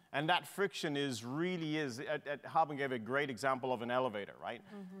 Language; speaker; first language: English; native; English